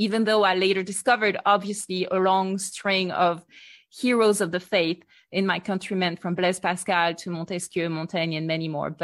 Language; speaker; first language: English; non-native, fluent; French